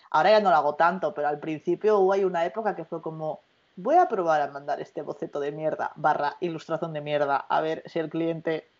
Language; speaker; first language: Spanish; native; Spanish